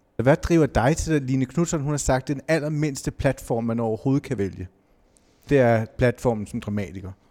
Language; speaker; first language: Danish; native; Danish